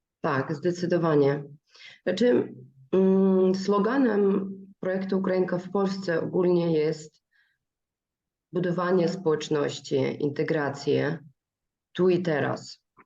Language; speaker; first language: Polish; non-native, fluent; Russian